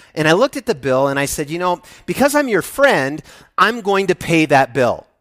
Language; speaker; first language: English; native; English